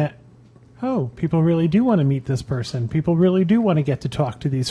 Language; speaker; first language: English; native; English